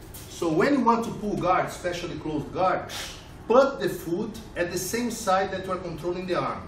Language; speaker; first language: English; non-native, fluent; Portuguese